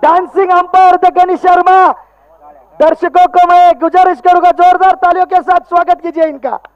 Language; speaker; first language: Hindi; non-native, local second language; Marathi